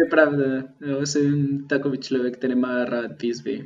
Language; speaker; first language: Czech; non-native, fluent; Spanish